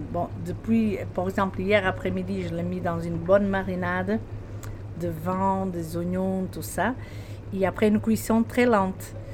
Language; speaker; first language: French; non-native, fluent; Portuguese